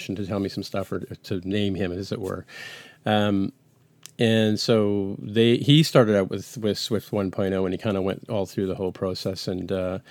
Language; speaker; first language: English; native; English